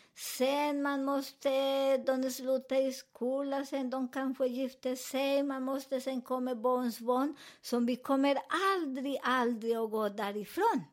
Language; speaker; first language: Swedish; non-native, learner; Spanish